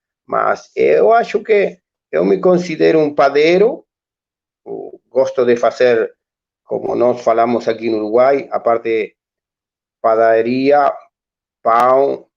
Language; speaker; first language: Portuguese; non-native, learner; Spanish